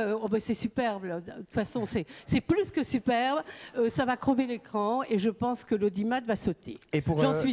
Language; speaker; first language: French; native; French